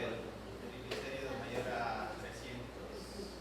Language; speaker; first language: Spanish; native; Spanish